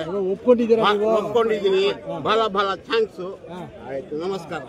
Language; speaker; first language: Kannada; non-native, local second language; Urdu